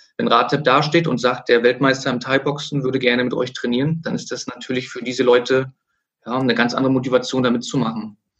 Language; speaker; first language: German; native; German